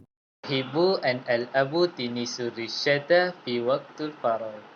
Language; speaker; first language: Arabic; non-native, learner; Malay